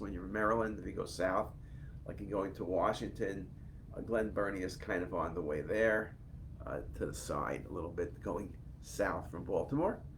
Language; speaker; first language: English; native; English